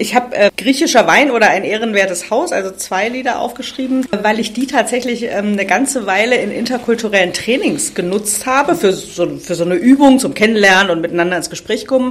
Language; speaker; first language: German; native; German